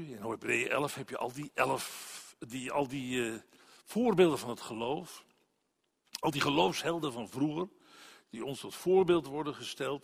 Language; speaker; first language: Dutch; native; Dutch